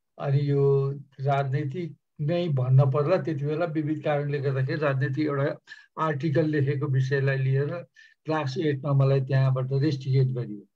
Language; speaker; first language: Nepali; native; Nepali